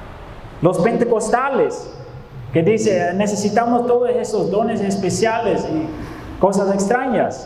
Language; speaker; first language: Spanish; non-native, fluent; Dutch